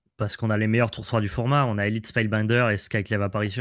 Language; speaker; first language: French; native; French